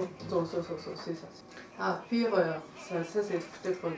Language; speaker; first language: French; non-native, learner; Japanese